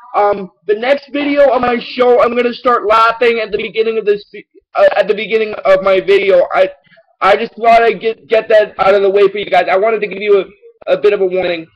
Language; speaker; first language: English; native; English